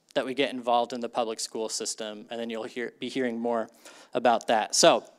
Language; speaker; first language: English; native; English